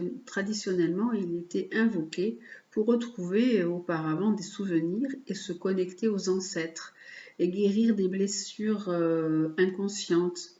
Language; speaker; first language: French; native; French